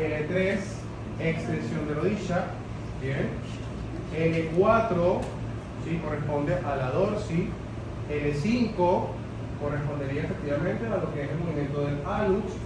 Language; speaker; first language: Spanish; native; Spanish